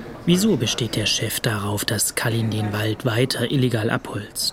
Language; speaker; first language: German; native; German